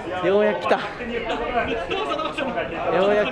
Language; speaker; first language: Japanese; native; Japanese